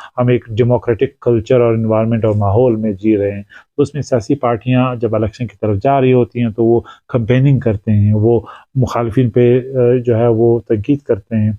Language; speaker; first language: Urdu; non-native, local second language; Pashto